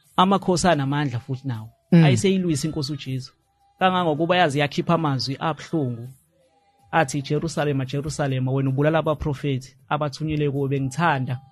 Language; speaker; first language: Zulu; native; Zulu